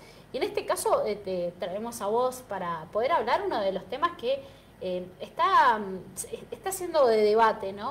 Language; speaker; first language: Spanish; native; Spanish